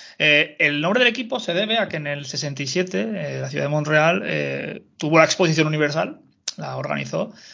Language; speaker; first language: Spanish; native; Spanish